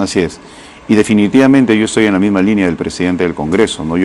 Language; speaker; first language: Spanish; native; Spanish